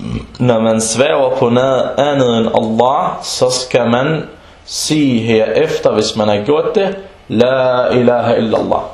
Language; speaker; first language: Danish; non-native, local second language; Arabic